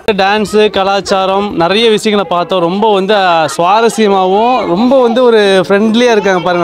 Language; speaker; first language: Tamil; native; Tamil